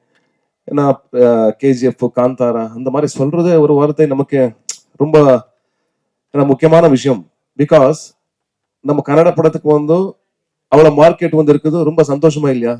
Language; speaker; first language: Tamil; non-native, learner; Kannada